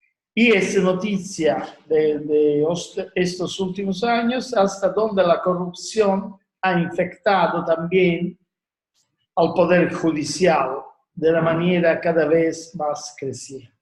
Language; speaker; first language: Spanish; non-native, learner; Italian